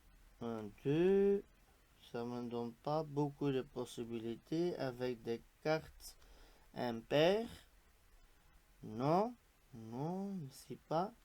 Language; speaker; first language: French; non-native, local second language; Dutch